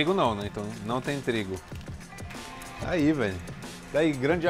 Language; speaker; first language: Portuguese; native; Portuguese